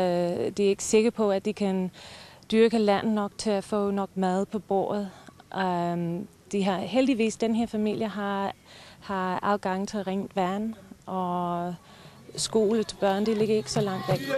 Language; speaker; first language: Danish; non-native, fluent; English